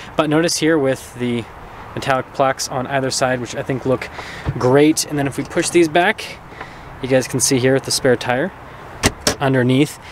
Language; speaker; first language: English; native; English